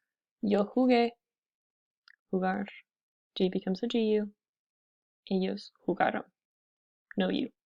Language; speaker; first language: Spanish; non-native, fluent; English